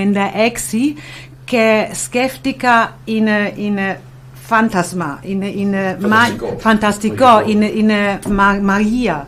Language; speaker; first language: Greek; non-native, learner; German